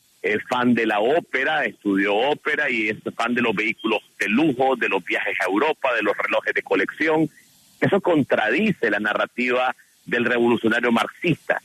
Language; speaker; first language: Spanish; native; Spanish